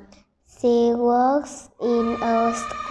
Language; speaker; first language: English; non-native, learner; Vietnamese